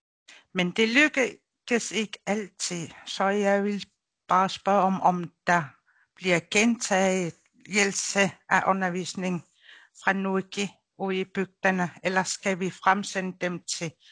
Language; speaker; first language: Danish; non-native, local second language; Kalaallisut